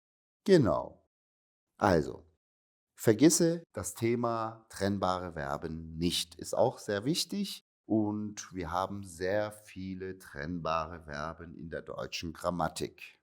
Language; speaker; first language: German; non-native, fluent; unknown